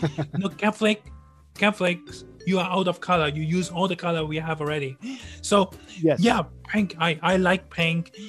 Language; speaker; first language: English; non-native, local second language; Cantonese